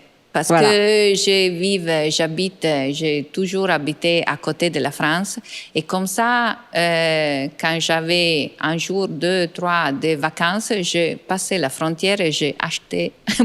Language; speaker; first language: French; non-native, fluent; Italian